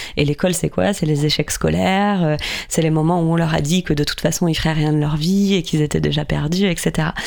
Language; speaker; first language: French; native; French